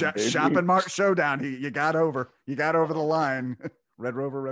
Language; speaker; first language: English; native; English